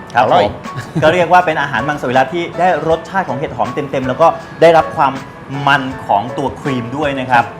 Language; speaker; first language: Thai; native; Thai